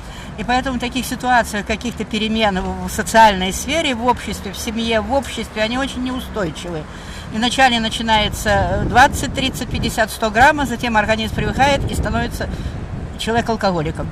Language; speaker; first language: Russian; native; Russian